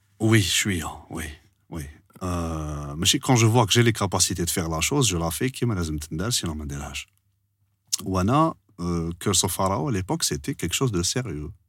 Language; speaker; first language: French; non-native, local second language; Arabic